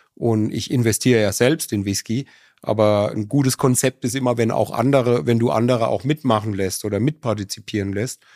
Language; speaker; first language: German; native; German